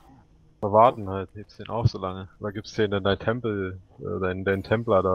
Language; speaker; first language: German; native; German